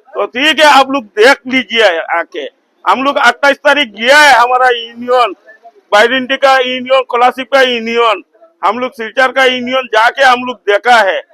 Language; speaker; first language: Hindi; non-native, local second language; Bangla